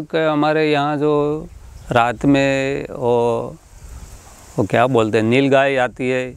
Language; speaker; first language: Hindi; non-native, local second language; Gujarati